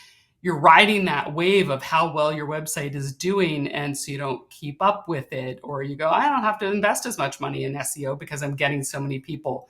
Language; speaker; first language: English; native; English